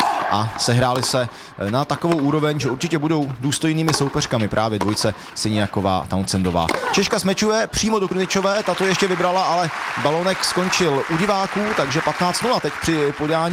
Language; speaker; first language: Czech; native; Czech